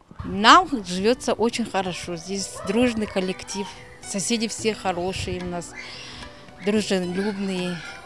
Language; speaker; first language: Russian; non-native, local second language; Uyghur